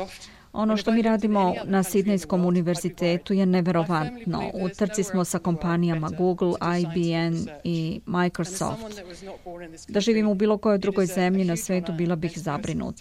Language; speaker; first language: Serbian; native; Serbian